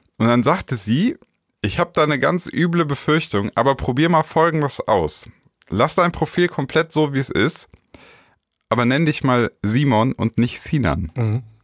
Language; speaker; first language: German; native; German